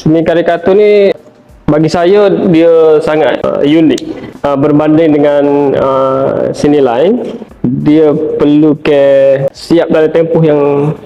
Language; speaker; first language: Malay; native; Malay